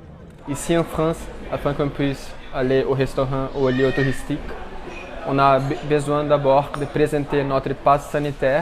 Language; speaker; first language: French; non-native, learner; Portuguese